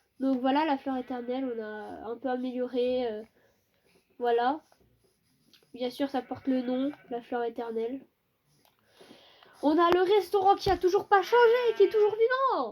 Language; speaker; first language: French; native; French